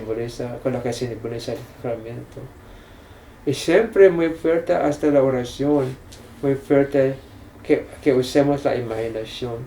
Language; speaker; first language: Spanish; non-native, fluent; English